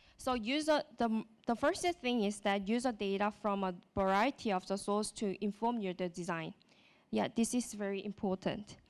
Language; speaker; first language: English; non-native, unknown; Korean